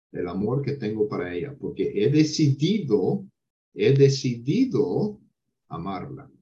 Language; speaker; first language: Spanish; non-native, fluent; English